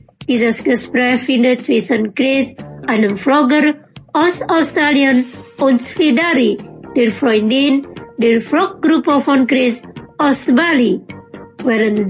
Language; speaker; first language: German; non-native, fluent; Indonesian